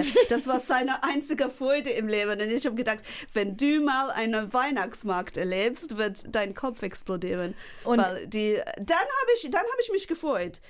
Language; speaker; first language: German; non-native, fluent; English